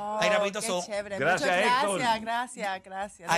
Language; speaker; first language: Spanish; early bilingual, heritage; Spanish